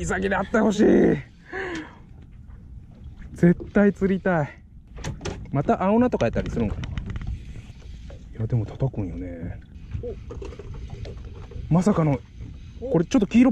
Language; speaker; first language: Japanese; native; Japanese